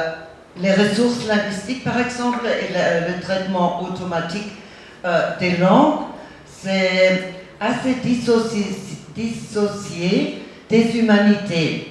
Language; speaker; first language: French; non-native, fluent; German